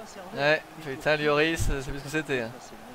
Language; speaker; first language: French; native; French